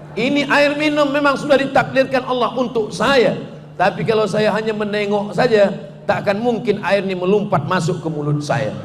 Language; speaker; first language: Malay; native; Malay